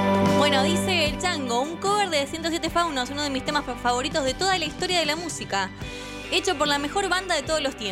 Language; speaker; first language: Spanish; native; Spanish